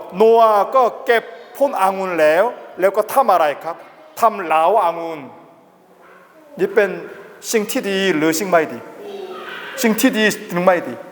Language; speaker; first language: Thai; non-native, learner; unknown